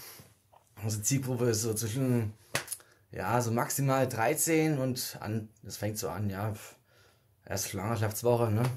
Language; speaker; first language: German; native; German